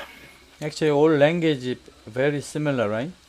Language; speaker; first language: English; non-native, learner; Korean